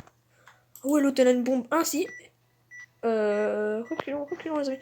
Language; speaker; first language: French; native; French